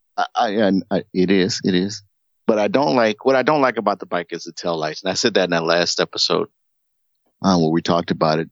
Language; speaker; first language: English; native; English